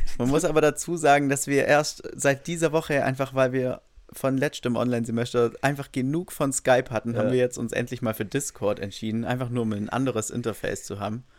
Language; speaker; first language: German; native; German